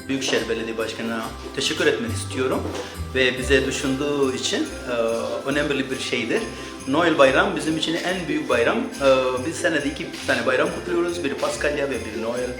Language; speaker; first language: Turkish; non-native, local second language; Arabic